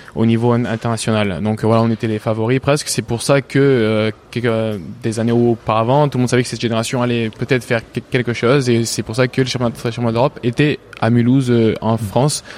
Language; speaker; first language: French; early bilingual, other home language; Bulgarian